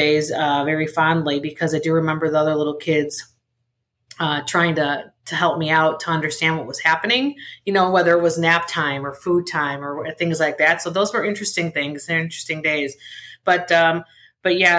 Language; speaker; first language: English; early bilingual, other home language; Spanish